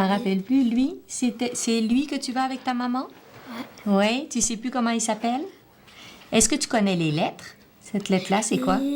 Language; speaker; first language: French; native; French